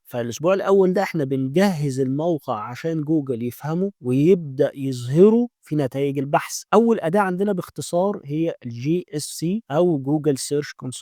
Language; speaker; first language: Arabic; native; Arabic